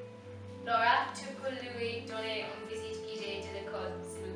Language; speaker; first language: French; non-native, learner; English